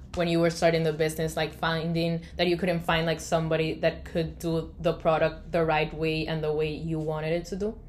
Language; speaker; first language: English; non-native, fluent; Spanish